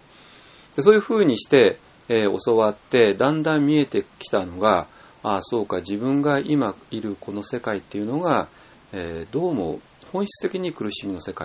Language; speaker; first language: Japanese; native; Japanese